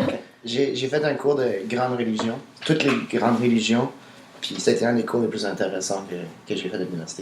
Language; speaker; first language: French; native; French